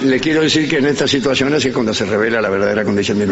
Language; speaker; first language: Spanish; native; Spanish